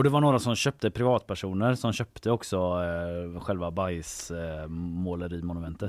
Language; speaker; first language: Swedish; native; Swedish